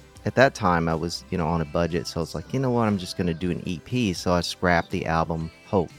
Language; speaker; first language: English; native; English